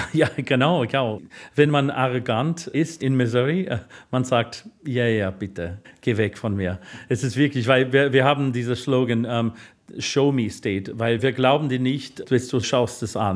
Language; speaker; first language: German; non-native, learner; English